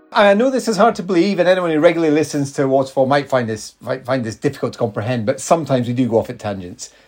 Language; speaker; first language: English; native; English